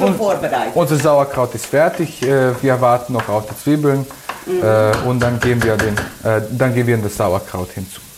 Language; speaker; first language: German; non-native, fluent; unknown